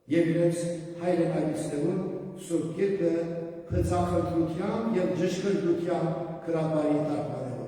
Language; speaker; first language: Armenian; native; Armenian